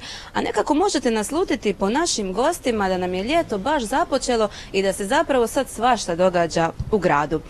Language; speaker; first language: Croatian; native; Croatian